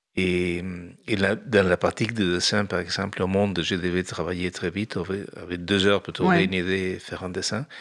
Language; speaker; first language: French; non-native, fluent; Spanish